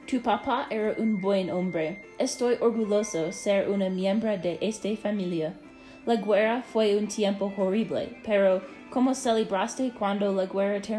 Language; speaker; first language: Spanish; non-native, learner; English